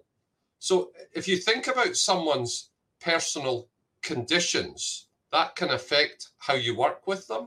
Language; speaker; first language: English; native; English